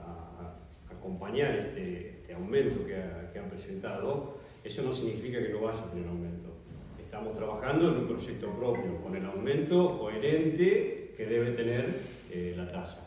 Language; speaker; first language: Spanish; native; Spanish